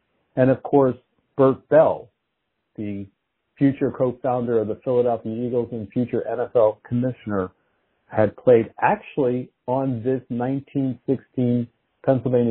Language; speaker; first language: English; native; English